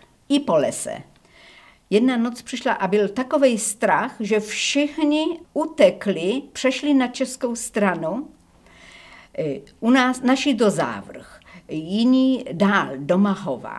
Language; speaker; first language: Czech; early bilingual, heritage; Czech